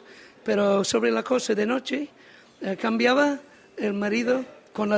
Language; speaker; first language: Spanish; non-native, learner; English